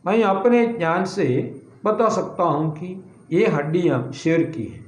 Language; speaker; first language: Hindi; non-native, local second language; Malayalam